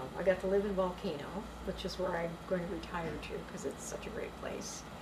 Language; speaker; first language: English; native; English